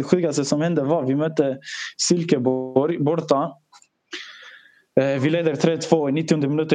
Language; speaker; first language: Swedish; early bilingual, other home language; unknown